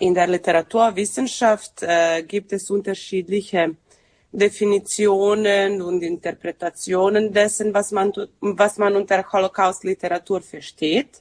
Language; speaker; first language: German; non-native, fluent; Serbian